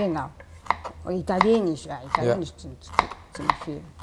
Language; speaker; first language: German; non-native, learner; Japanese